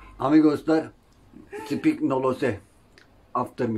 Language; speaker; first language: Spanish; non-native, learner; Turkish